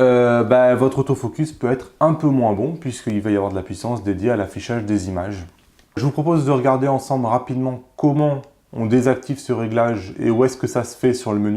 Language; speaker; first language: French; native; French